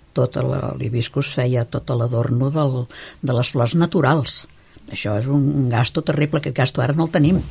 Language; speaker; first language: Catalan; non-native, local second language; Spanish